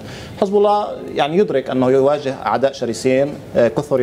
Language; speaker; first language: Arabic; native; Arabic